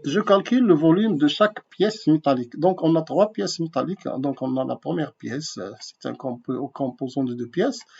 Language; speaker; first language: French; non-native, local second language; Arabic